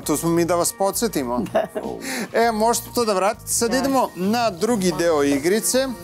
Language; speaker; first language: Serbian; native; Serbian